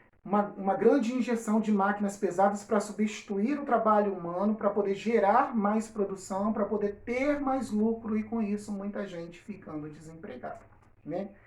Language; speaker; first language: Portuguese; native; Portuguese